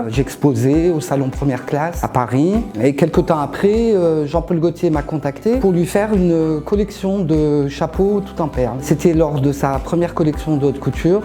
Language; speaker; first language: French; non-native, local second language; Arabic